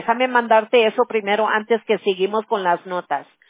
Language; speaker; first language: Spanish; early bilingual, heritage; Spanish